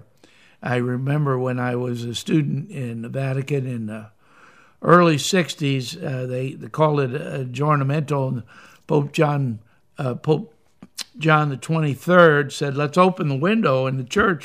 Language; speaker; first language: English; native; English